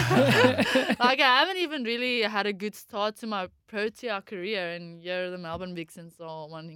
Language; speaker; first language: English; non-native, local second language; Afrikaans